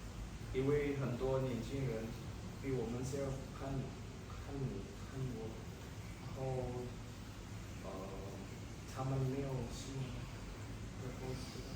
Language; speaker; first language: Chinese; non-native, learner; Indonesian